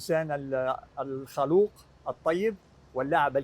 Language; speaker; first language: Arabic; native; Arabic